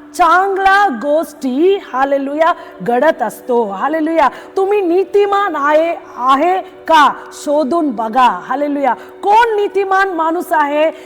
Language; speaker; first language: Marathi; non-native, local second language; Tamil